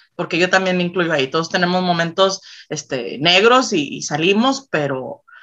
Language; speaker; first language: Spanish; native; Spanish